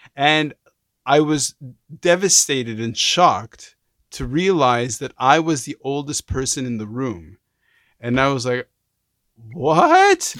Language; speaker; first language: English; native; English